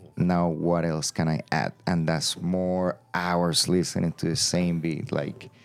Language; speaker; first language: English; non-native, fluent; Spanish